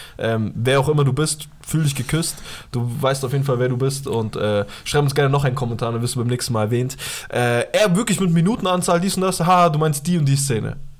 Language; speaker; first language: German; early bilingual, other home language; Pashto